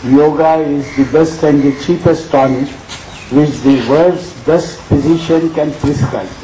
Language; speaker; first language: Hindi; non-native, local second language; Urdu